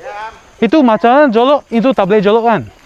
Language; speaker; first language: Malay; non-native, local second language; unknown